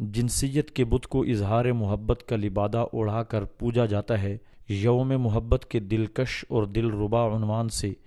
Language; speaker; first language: Urdu; native; Urdu